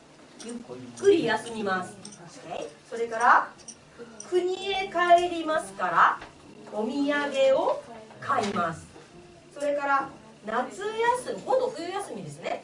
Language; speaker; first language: Japanese; non-native, fluent; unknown